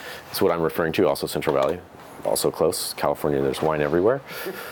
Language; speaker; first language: English; native; English